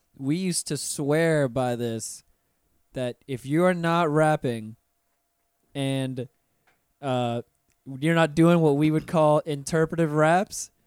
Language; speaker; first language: English; native; English